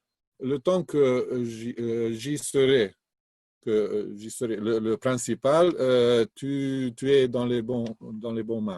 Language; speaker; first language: French; non-native, fluent; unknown